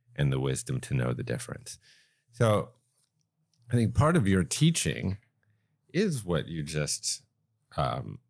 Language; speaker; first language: English; native; English